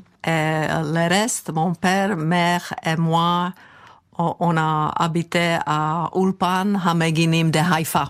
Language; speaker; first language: French; non-native, fluent; Czech